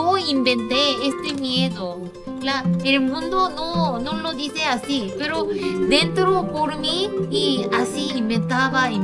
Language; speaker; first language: Spanish; non-native, learner; Korean